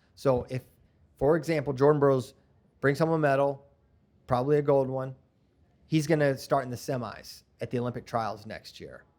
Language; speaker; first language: English; native; English